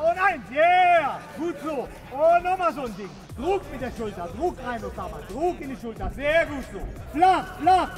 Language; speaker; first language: German; native; German